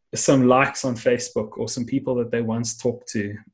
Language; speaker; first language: English; native; English